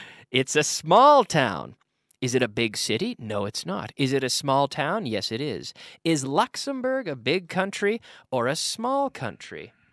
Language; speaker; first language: English; native; English